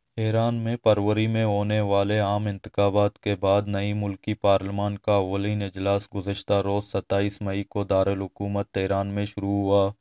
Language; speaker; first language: Urdu; non-native, local second language; Baluchi